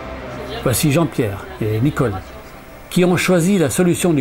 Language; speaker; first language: French; native; French